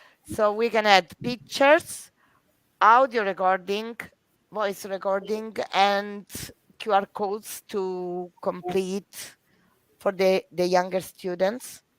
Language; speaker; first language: English; non-native, fluent; Italian